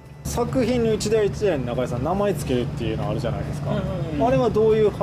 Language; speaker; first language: Japanese; native; Japanese